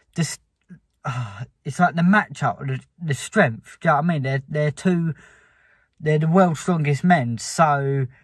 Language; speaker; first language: English; native; English